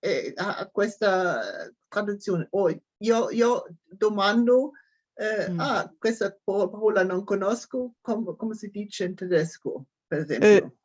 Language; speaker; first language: Italian; non-native, learner; German